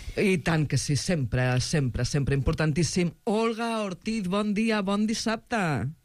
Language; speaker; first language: Catalan; native; Catalan